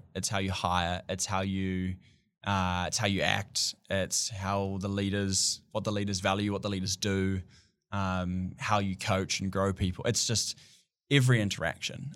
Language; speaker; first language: English; native; English